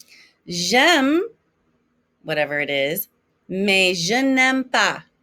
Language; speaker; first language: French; non-native, fluent; English